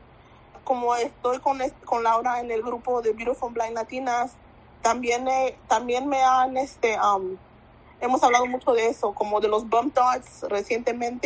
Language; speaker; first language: Spanish; early bilingual, other home language; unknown